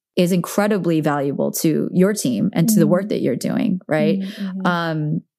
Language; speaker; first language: English; native; English